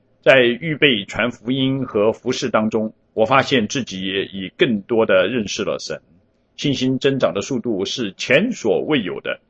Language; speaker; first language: Chinese; early bilingual, heritage; Chinese